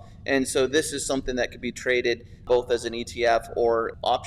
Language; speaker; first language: English; native; English